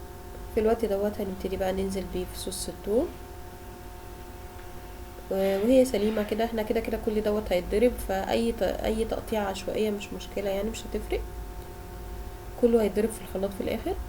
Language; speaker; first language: Arabic; native; Arabic